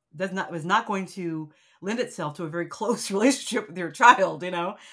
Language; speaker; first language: English; native; English